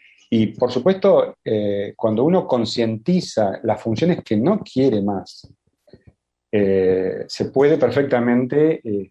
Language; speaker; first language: Spanish; native; Spanish